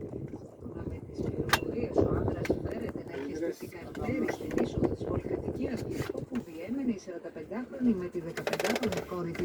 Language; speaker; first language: Greek; native; Greek